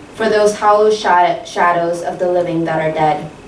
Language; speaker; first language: English; non-native, fluent; Spanish